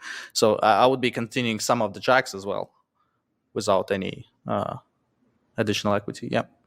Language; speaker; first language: English; non-native, fluent; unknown